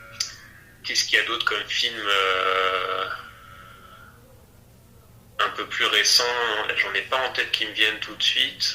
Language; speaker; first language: French; native; French